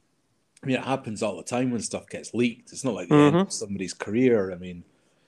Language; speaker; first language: English; native; English